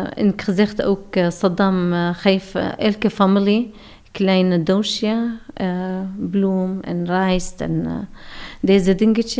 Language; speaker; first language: Dutch; non-native, learner; Arabic